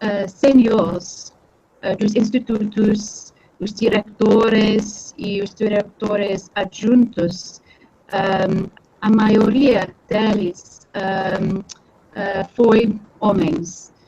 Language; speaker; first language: Portuguese; non-native, fluent; English